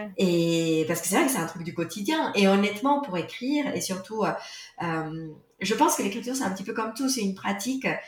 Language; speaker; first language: French; non-native, fluent; Spanish